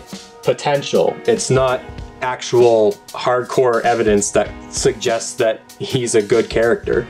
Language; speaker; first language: English; native; English